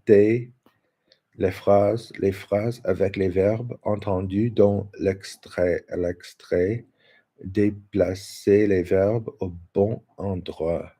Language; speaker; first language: French; non-native, learner; English